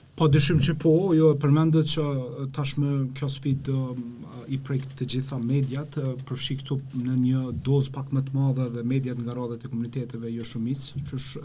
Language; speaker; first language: Albanian; native; Albanian